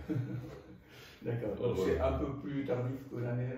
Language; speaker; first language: French; non-native, fluent; Japanese